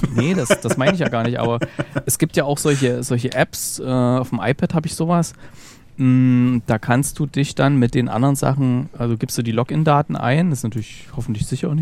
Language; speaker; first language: German; native; German